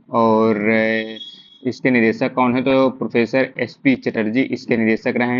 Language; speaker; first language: Hindi; native; Hindi